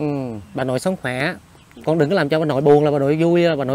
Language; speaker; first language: Vietnamese; native; Vietnamese